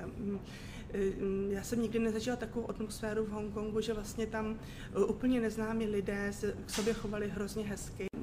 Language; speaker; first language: Czech; native; Czech